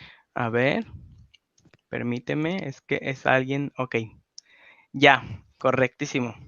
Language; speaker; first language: Spanish; native; Spanish